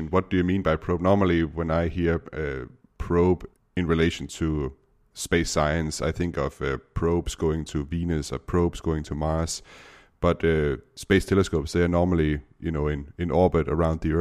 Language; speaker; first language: English; non-native, fluent; Danish